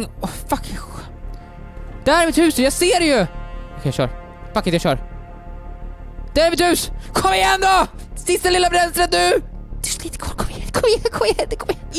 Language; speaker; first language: Swedish; native; Swedish